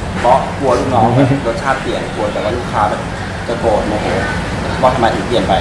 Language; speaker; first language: Thai; native; Thai